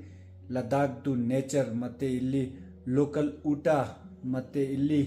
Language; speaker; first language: Kannada; non-native, fluent; Ladakhi